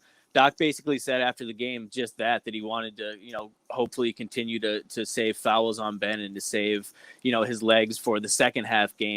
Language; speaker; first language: English; native; English